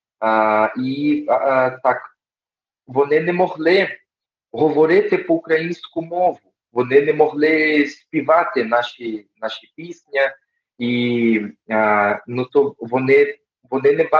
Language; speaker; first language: Ukrainian; early bilingual, heritage; Ukrainian